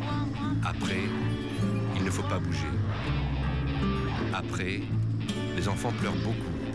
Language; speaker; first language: French; non-native, learner; Arabic